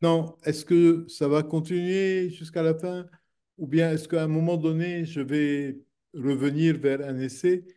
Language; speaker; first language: French; non-native, local second language; Arabic